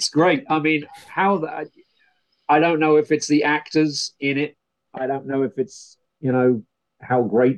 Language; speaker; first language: English; native; English